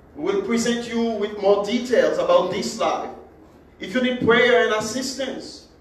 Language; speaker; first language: English; non-native, fluent; Haitian Creole